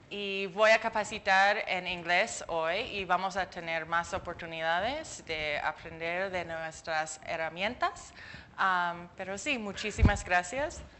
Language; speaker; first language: Spanish; non-native, fluent; English